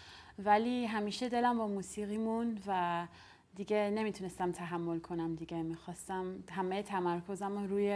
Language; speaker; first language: Persian; early bilingual, heritage; Persian